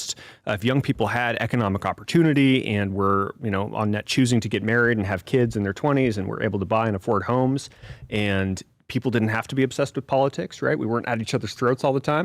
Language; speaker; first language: English; native; English